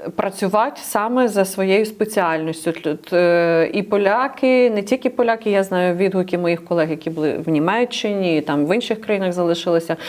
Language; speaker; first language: Ukrainian; native; Ukrainian